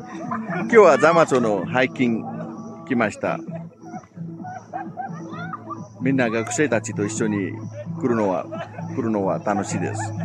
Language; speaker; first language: Japanese; non-native, learner; Nepali